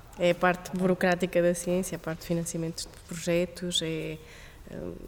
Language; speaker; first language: Portuguese; native; Portuguese